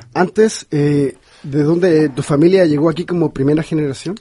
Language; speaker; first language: Spanish; native; Spanish